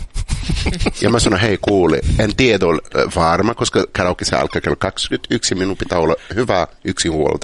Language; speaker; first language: Finnish; non-native, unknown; Portuguese